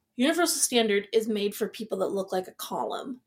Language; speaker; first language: English; native; English